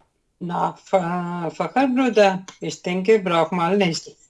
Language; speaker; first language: German; non-native, learner; Urdu